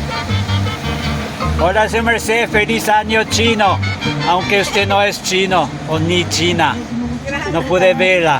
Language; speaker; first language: Spanish; non-native, fluent; Japanese